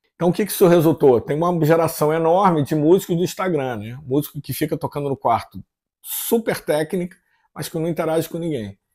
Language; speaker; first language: Portuguese; native; Portuguese